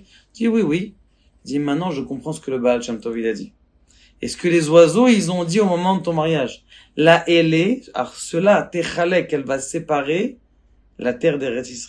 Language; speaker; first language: French; native; French